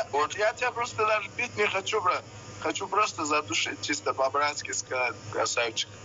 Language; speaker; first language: Russian; native; Russian